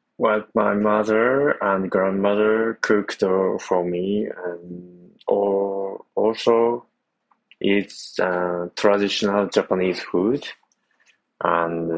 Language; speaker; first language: English; non-native, learner; Japanese